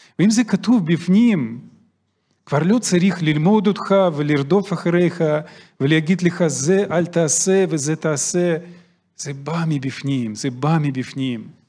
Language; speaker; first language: Hebrew; non-native, fluent; Russian